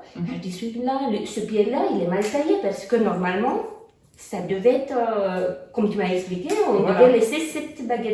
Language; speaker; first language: French; non-native, fluent; Romanian